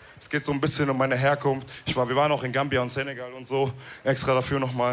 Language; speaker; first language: German; early bilingual, other home language; Wolof